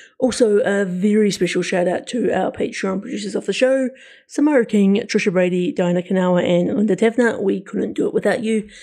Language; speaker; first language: English; native; English